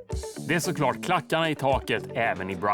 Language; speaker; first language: Swedish; native; Swedish